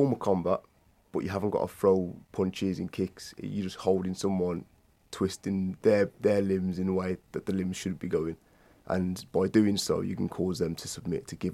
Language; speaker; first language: English; native; English